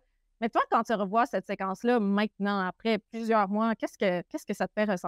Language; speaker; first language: French; native; French